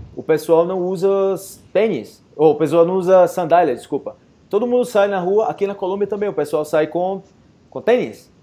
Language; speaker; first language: Portuguese; native; Portuguese